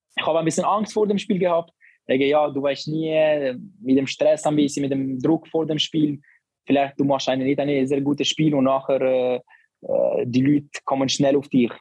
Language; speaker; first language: German; non-native, learner; Albanian